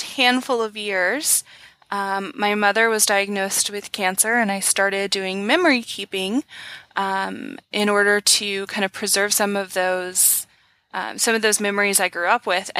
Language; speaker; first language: English; native; English